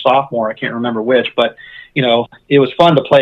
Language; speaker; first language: English; native; English